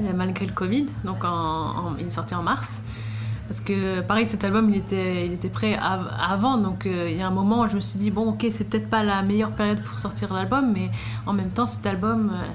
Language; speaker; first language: French; non-native, fluent; Swedish